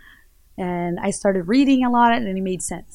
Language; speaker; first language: English; non-native, fluent; Portuguese